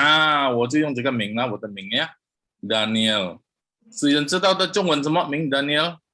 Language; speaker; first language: Chinese; early bilingual, heritage; Chinese